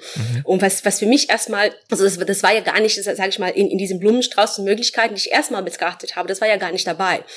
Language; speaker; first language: German; non-native, fluent; Portuguese